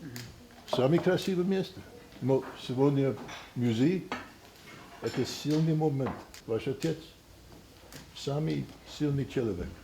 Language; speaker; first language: Russian; non-native, learner; English